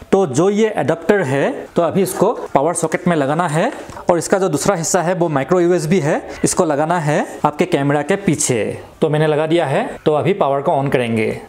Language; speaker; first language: Hindi; non-native, local second language; Assamese